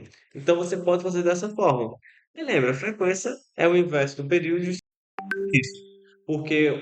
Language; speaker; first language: Portuguese; native; Portuguese